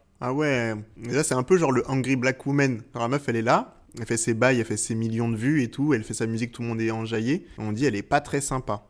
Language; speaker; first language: French; native; French